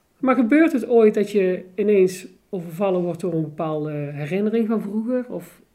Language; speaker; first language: Dutch; native; Dutch